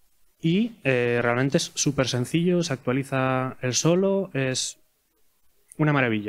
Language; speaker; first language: Spanish; native; Spanish